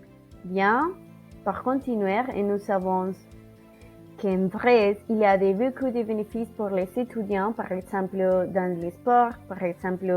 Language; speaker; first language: French; non-native, learner; Spanish